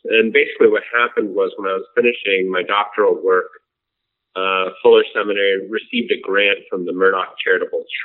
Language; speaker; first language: English; native; English